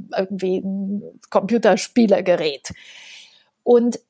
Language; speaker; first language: German; non-native, fluent; Romanian